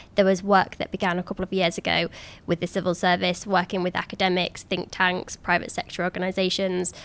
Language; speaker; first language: English; native; English